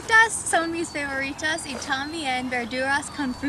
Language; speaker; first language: Spanish; non-native, learner; English